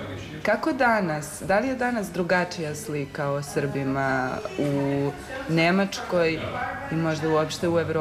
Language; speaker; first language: Serbian; native; Serbian